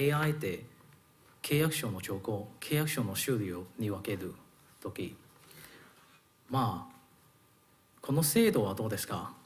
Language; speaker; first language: Japanese; non-native, learner; Cantonese